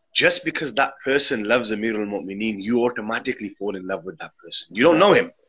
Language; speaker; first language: English; native; English